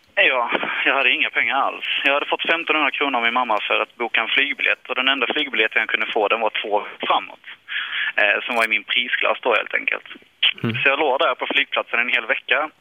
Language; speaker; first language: Swedish; native; Swedish